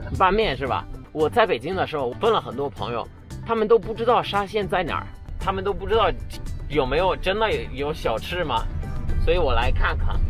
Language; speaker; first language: Chinese; non-native, fluent; English